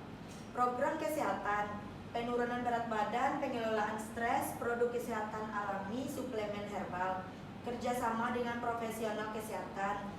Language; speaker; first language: Indonesian; native; Indonesian